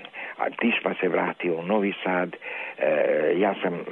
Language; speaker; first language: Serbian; non-native, local second language; Hungarian